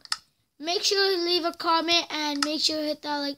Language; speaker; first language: English; native; English